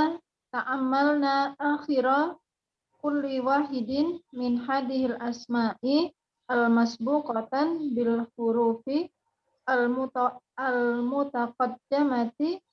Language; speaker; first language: Arabic; non-native, learner; Indonesian